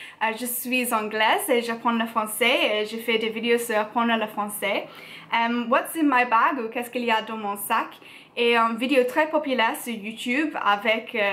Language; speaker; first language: French; non-native, learner; English